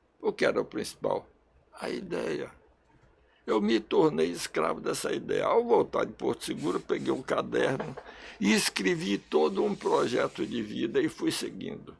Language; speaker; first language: Portuguese; early bilingual, other home language; Russian